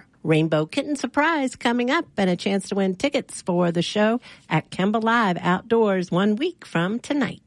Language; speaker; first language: English; native; English